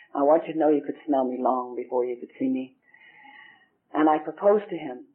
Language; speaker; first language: English; native; English